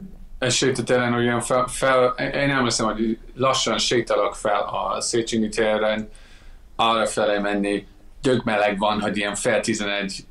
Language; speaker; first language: Hungarian; non-native, fluent; English